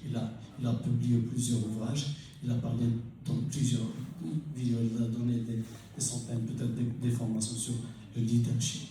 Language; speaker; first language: French; non-native, local second language; Arabic